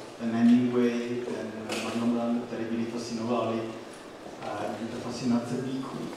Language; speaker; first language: Czech; non-native, learner; Italian